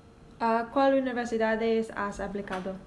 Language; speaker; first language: Spanish; non-native, learner; English